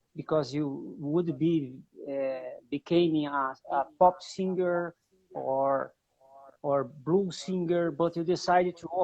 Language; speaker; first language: English; non-native, learner; Portuguese